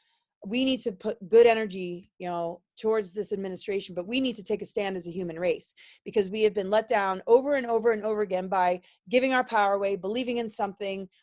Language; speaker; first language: English; native; English